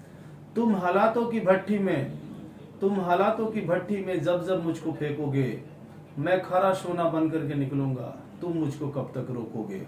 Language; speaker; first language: Hindi; native; Hindi